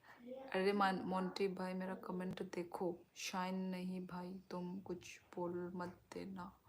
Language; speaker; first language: Hindi; non-native, local second language; Kok Borok